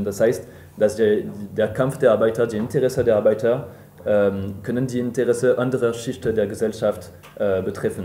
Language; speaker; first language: German; non-native, fluent; French